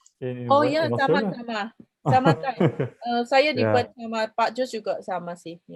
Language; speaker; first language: Indonesian; native; Indonesian